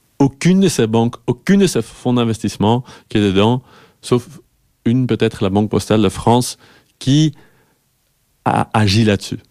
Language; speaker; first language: French; non-native, fluent; Dutch